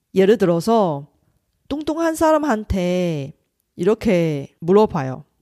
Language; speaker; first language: Korean; non-native, fluent; Chinese